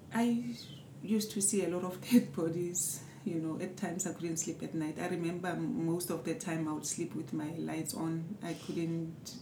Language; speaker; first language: English; non-native, local second language; Southern Sotho